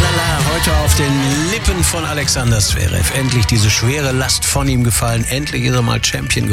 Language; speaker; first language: German; native; German